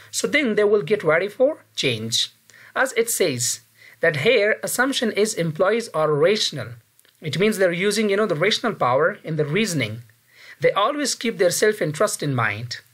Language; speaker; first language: English; non-native, fluent; Pashto